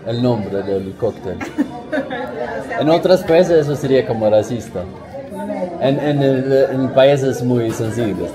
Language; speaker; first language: Spanish; non-native, learner; Swedish